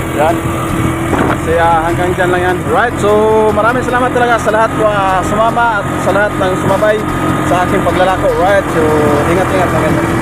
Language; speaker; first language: Filipino; non-native, local second language; Cebuano